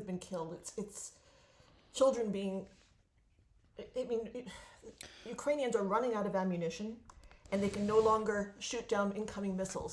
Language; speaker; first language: English; native; English